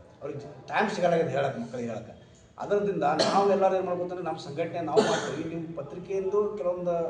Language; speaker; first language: Kannada; native; Kannada